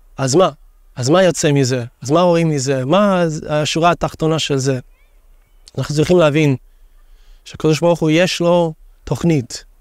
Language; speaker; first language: Hebrew; non-native, fluent; English